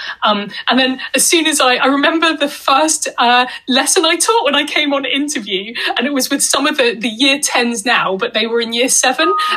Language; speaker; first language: English; native; English